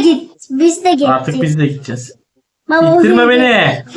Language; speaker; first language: Turkish; native; Turkish